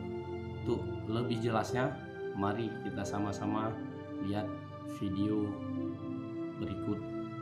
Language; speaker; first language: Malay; non-native, local second language; Achinese